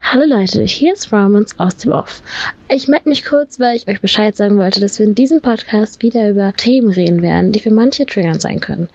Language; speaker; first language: German; native; German